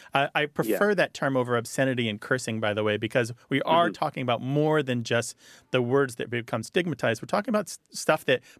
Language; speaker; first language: English; native; English